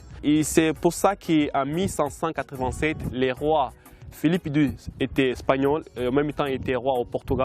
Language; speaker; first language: French; non-native, fluent; Kabuverdianu